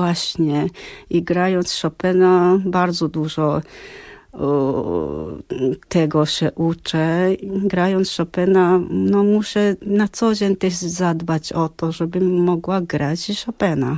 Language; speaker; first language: Polish; non-native, fluent; Japanese